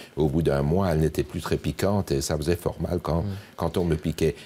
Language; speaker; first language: French; native; French